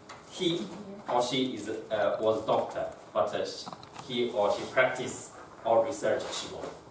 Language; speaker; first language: English; non-native, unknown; Chinese